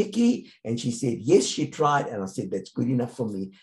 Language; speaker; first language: English; native; English